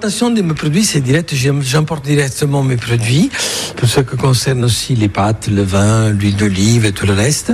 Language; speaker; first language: French; non-native, fluent; Italian